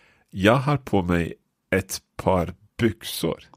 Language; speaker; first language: Swedish; non-native, learner; English